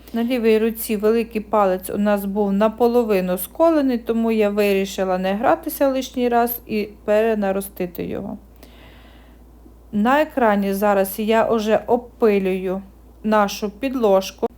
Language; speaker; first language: Ukrainian; native; Ukrainian